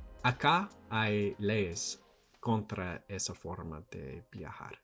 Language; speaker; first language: Spanish; non-native, learner; English